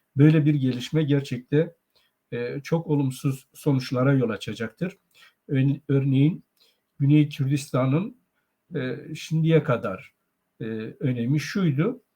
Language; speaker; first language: Turkish; non-native, local second language; Zaza